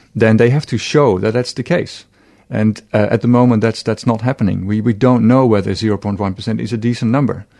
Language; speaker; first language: English; non-native, fluent; Dutch